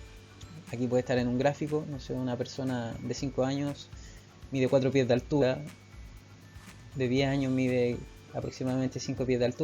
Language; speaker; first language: Spanish; native; Spanish